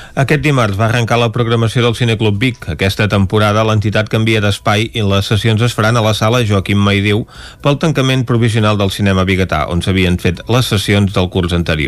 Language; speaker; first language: Catalan; native; Catalan